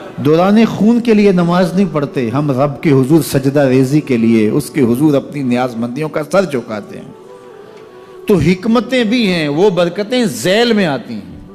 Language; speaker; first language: Urdu; non-native, local second language; Punjabi